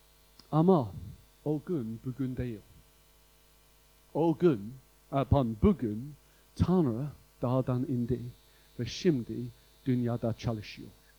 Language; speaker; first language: Turkish; non-native, fluent; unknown